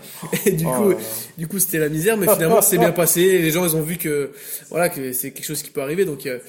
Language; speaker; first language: French; native; French